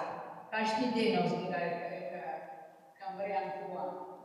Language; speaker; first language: Russian; non-native, fluent; Italian